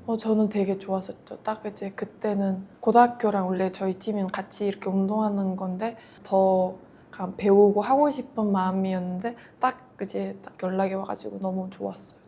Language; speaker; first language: Korean; non-native, fluent; Mongolian